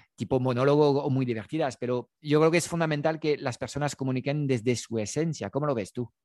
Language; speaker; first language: Spanish; non-native, fluent; French